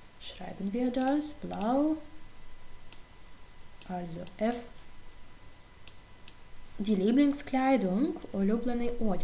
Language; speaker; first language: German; non-native, fluent; Ukrainian